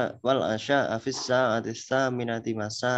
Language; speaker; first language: Arabic; non-native, learner; Indonesian